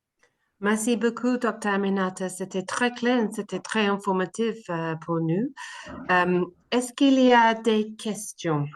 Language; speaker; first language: French; non-native, learner; English